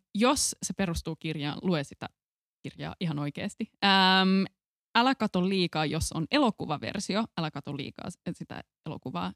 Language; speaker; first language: Finnish; non-native, local second language; Swedish